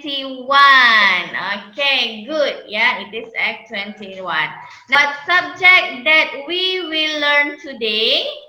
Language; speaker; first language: English; non-native, fluent; Indonesian